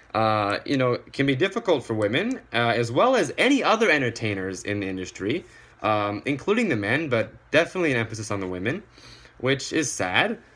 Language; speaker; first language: English; native; English